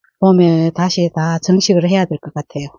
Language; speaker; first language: Korean; native; Korean